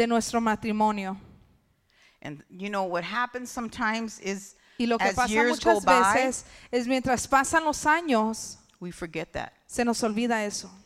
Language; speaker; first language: Spanish; early bilingual, heritage; English